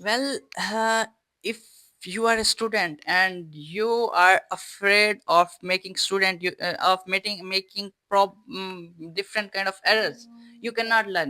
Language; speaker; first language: English; non-native, fluent; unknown